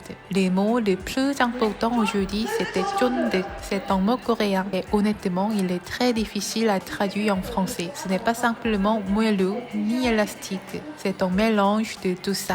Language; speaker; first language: French; non-native, fluent; Korean